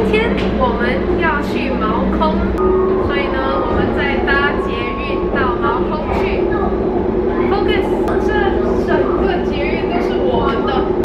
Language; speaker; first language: Chinese; early bilingual, heritage; Chinese